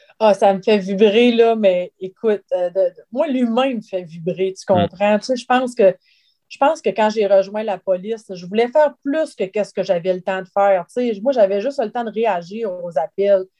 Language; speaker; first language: French; native; French